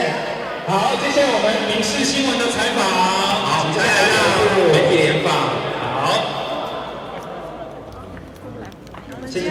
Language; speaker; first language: Chinese; native; Chinese